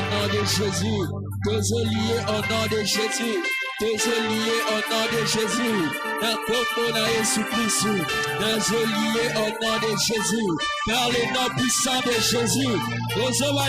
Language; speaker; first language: French; non-native, local second language; Lingala